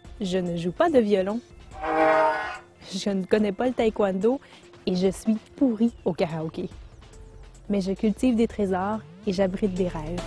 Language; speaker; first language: French; native; French